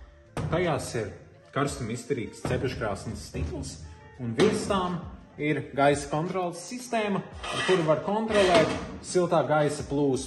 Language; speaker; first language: Latvian; native; Latvian